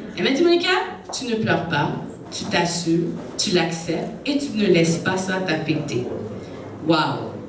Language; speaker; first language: French; native; French